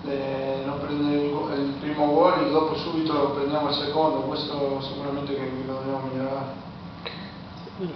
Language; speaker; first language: Italian; non-native, fluent; Spanish